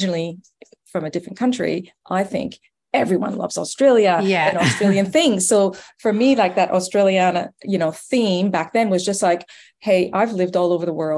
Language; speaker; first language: English; non-native, fluent; French